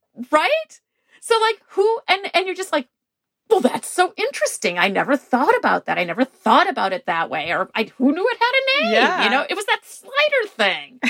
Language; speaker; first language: English; native; English